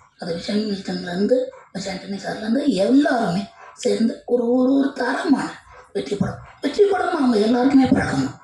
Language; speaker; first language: Tamil; native; Tamil